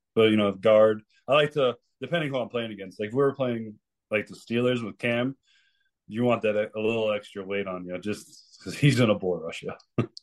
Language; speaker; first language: English; early bilingual, other home language; Spanish